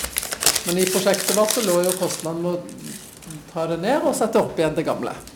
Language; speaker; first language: Norwegian; native; Norwegian